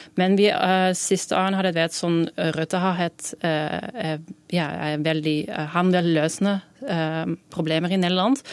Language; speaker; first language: Norwegian; non-native, learner; Dutch